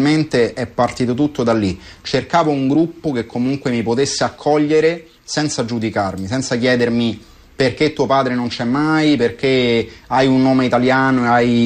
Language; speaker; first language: Italian; native; Italian